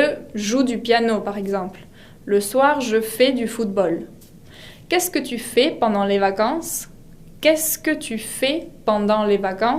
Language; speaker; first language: French; non-native, fluent; Spanish